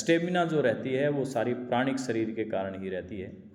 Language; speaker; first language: Hindi; native; Hindi